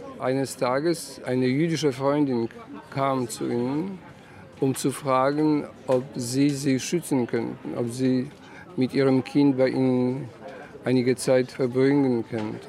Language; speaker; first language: German; non-native, fluent; Polish